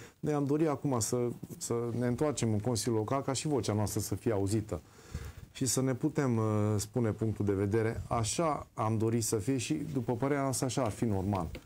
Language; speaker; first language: Romanian; non-native, local second language; Hungarian